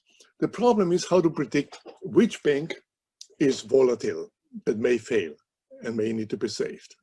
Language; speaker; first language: English; non-native, fluent; German